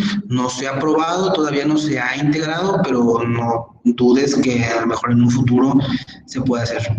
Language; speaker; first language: Spanish; native; Spanish